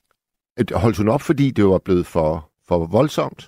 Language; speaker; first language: Danish; native; Danish